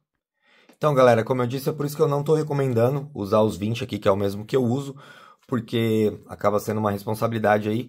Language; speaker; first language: Portuguese; native; Portuguese